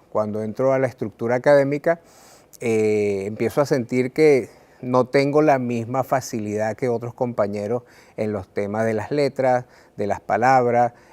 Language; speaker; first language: Spanish; native; Spanish